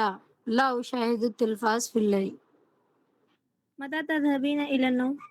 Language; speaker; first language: Arabic; non-native, learner; Urdu